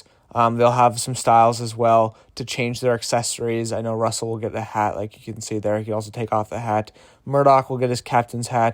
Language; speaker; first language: English; native; English